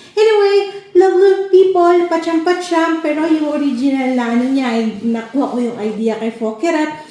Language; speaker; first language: Filipino; non-native, local second language; Cebuano